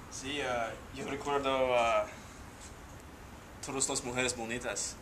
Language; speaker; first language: Spanish; non-native, learner; English